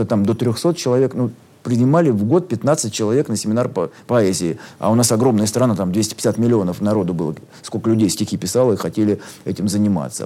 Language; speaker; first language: Russian; native; Russian